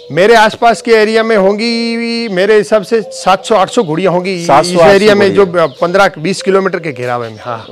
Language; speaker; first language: Hindi; non-native, local second language; Gujarati